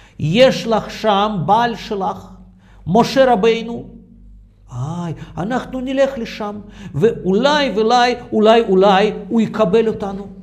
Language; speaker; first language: Hebrew; non-native, fluent; Russian